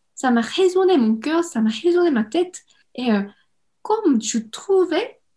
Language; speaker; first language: French; non-native, fluent; Korean